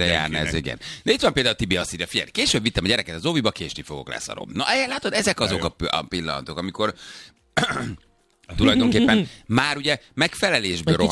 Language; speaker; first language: Hungarian; native; Hungarian